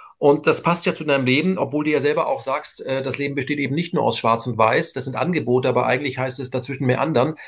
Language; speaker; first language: German; native; German